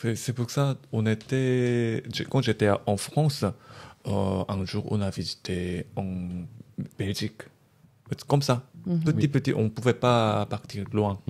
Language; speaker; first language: French; non-native, learner; Korean